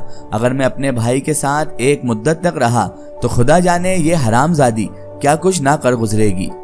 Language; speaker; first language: Hindi; native; Hindi